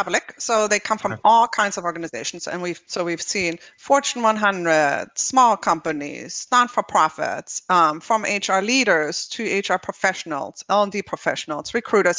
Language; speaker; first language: English; non-native, fluent; German